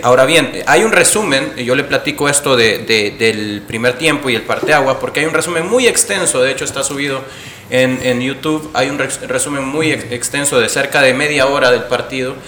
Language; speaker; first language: Spanish; native; Spanish